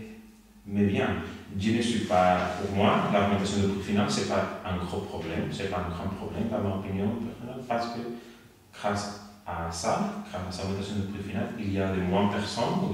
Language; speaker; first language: French; non-native, learner; Spanish